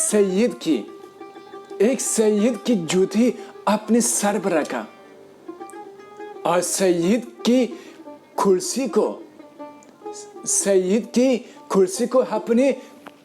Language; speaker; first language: Urdu; non-native, fluent; Persian